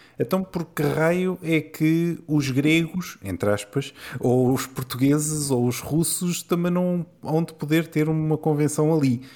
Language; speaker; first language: Portuguese; native; Portuguese